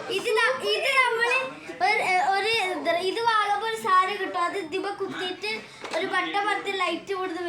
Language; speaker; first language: Malayalam; early bilingual, heritage; Malayalam